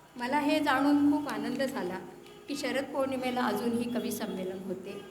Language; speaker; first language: Marathi; early bilingual, heritage; Marathi